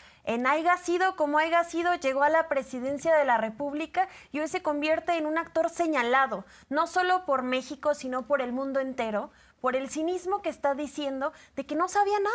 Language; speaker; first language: Spanish; native; Spanish